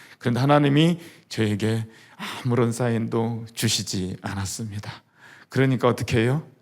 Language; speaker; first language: Korean; native; Korean